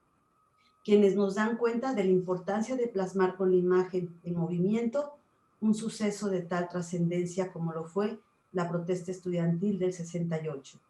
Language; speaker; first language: Spanish; native; Spanish